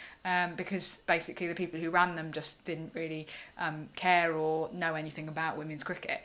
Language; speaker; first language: English; native; English